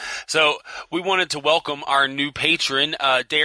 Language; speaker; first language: English; native; English